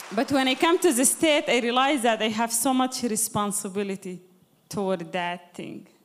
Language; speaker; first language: English; non-native, fluent; Arabic